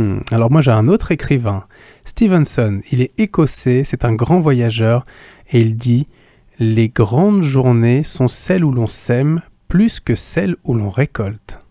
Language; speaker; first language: French; native; French